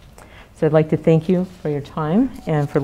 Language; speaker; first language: English; native; English